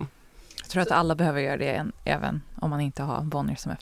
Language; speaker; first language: Swedish; early bilingual, heritage; Swedish